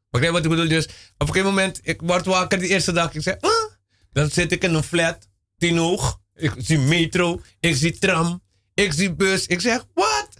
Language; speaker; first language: Dutch; non-native, local second language; Papiamento